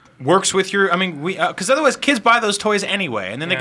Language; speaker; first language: English; early bilingual, other home language; Italian